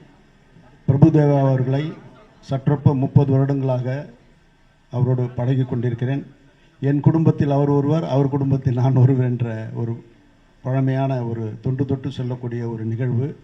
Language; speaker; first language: Tamil; native; Tamil